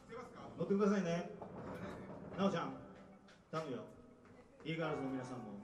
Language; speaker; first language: Japanese; native; Japanese